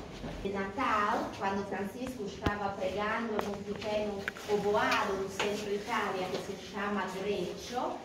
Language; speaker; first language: Portuguese; non-native, fluent; Italian